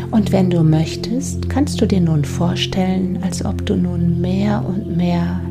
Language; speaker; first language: German; native; German